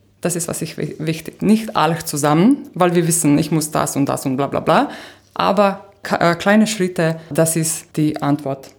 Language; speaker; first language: German; non-native, fluent; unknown